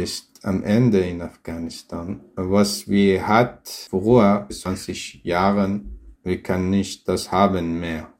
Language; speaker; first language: German; non-native, learner; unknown